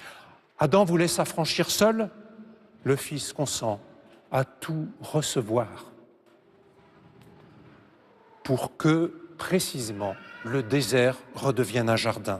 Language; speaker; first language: French; native; French